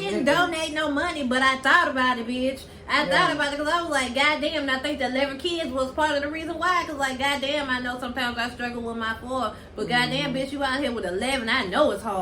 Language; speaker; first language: English; native; English